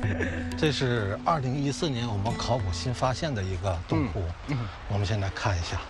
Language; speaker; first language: Chinese; native; Chinese